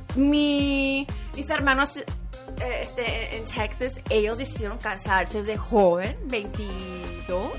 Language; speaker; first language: Spanish; early bilingual, heritage; Spanish